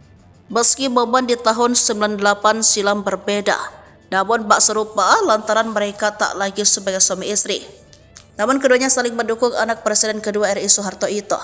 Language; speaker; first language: Indonesian; native; Indonesian